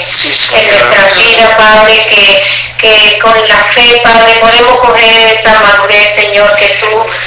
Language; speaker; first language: Spanish; native; Spanish